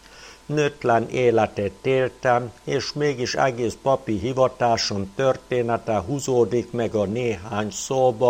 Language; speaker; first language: Hungarian; native; Hungarian